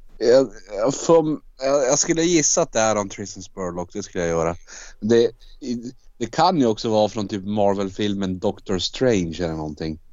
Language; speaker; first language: Swedish; native; Swedish